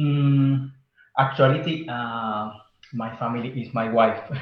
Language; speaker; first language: English; non-native, learner; Spanish